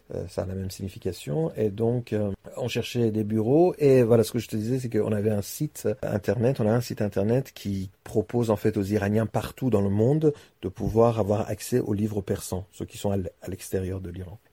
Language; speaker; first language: French; non-native, fluent; Persian